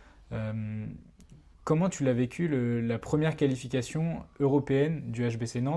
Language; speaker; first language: French; native; French